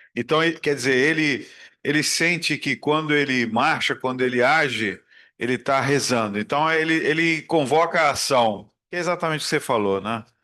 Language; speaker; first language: Portuguese; native; Portuguese